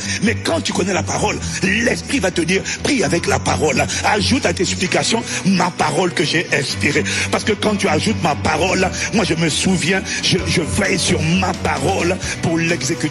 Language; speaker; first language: French; native; French